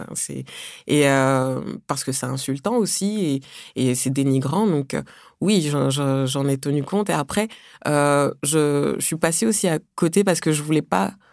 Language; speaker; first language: French; early bilingual, other home language; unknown